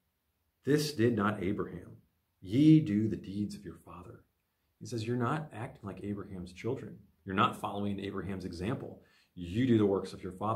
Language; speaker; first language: English; native; English